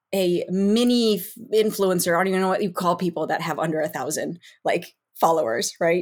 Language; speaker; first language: English; native; English